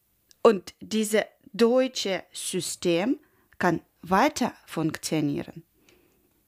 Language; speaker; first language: German; non-native, learner; Ukrainian